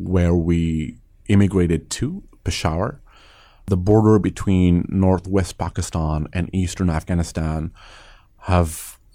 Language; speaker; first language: English; early bilingual, other home language; Persian